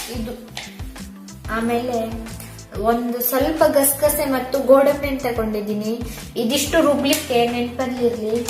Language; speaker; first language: Kannada; native; Kannada